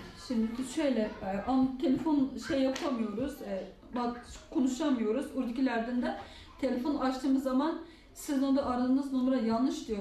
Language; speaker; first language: Turkish; non-native, learner; Uyghur